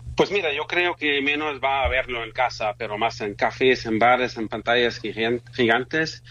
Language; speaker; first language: Spanish; non-native, fluent; German